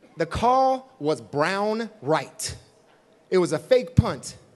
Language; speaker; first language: English; native; English